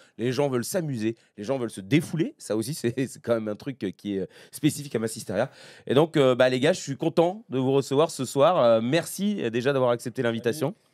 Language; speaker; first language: French; native; French